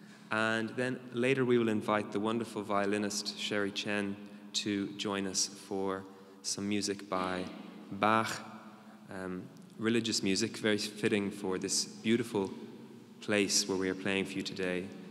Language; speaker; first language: English; native; English